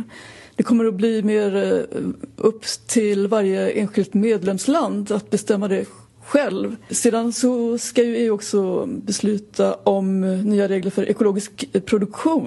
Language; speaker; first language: Swedish; native; Swedish